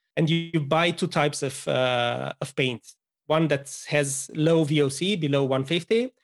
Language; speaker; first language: English; non-native, fluent; Romanian